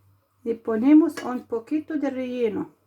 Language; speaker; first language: Spanish; non-native, fluent; Arabic